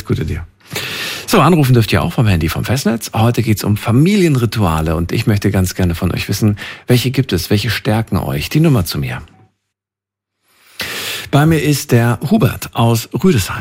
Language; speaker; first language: German; native; German